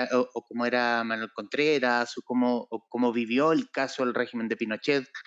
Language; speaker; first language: Spanish; native; Spanish